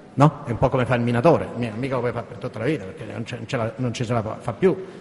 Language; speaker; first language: Italian; native; Italian